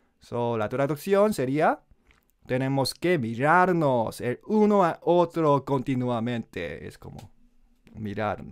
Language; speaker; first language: Spanish; non-native, learner; Korean